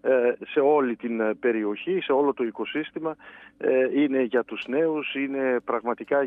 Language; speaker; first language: Greek; native; Greek